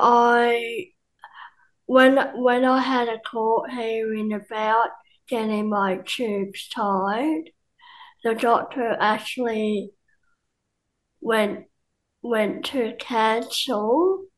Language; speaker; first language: English; native; English